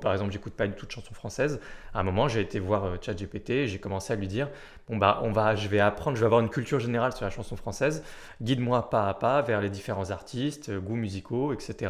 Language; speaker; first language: French; native; French